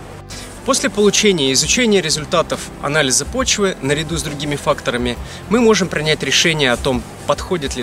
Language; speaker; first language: Russian; native; Russian